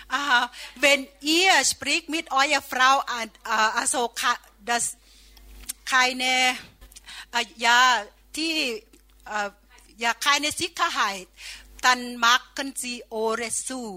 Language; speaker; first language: German; non-native, learner; Thai